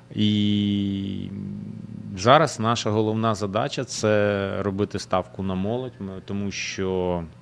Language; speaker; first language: Ukrainian; non-native, local second language; Russian